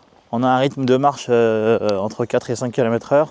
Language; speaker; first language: French; native; French